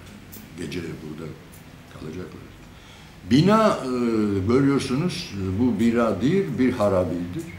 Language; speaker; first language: Turkish; non-native, fluent; Georgian